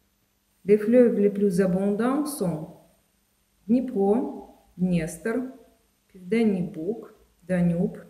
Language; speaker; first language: French; non-native, fluent; Ukrainian